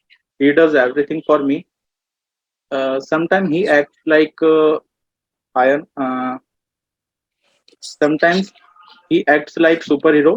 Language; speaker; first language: English; non-native, learner; Hindi